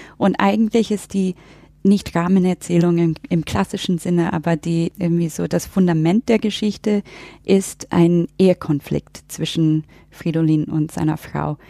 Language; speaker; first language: German; non-native, fluent; English